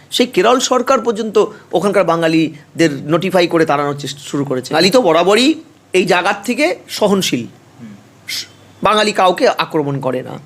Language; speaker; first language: Bangla; native; Bangla